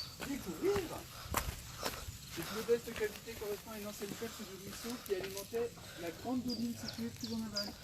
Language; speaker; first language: French; native; French